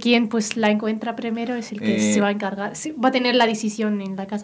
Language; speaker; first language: Spanish; non-native, local second language; Berber languages